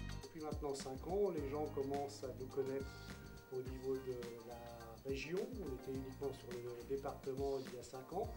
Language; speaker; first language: French; native; French